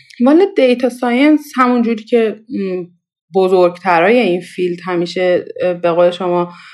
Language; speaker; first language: Persian; native; Persian